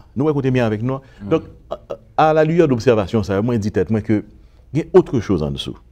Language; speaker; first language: French; non-native, local second language; Haitian Creole